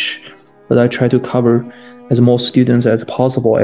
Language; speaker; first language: English; non-native, fluent; Chinese